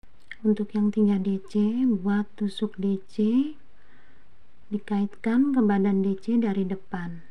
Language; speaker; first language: Indonesian; native; Indonesian